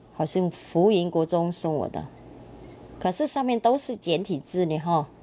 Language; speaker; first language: Chinese; non-native, fluent; Vietnamese